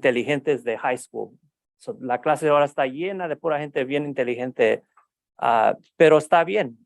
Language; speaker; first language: Spanish; early bilingual, heritage; Spanish